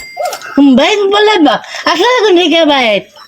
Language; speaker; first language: Filipino; non-native, local second language; Cebuano